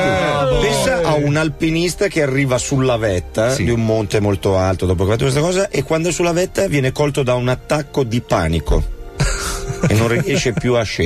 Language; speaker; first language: Italian; native; Italian